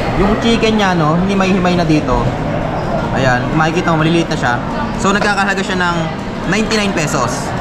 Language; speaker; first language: Filipino; native; Filipino